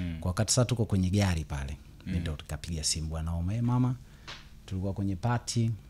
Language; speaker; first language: Swahili; native; Swahili